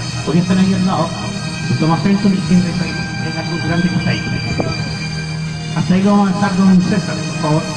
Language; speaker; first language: Spanish; native; Spanish